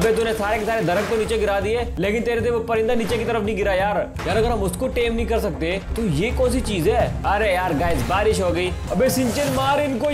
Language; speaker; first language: Hindi; native; Hindi